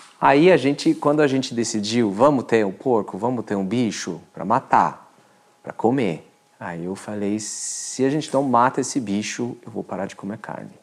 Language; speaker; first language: Portuguese; non-native, fluent; French